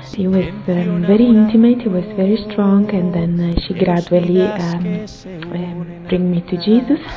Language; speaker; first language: English; non-native, learner; Italian